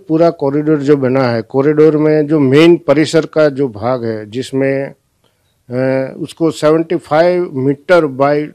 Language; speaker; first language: Hindi; non-native, local second language; Gujarati